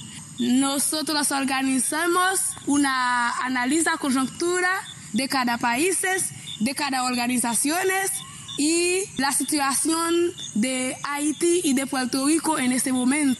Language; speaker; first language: Spanish; non-native, learner; Haitian Creole